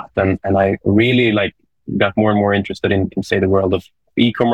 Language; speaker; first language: English; non-native, fluent; Swedish